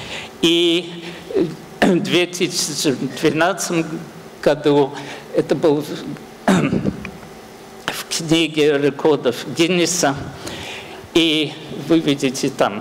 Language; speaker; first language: Russian; non-native, fluent; English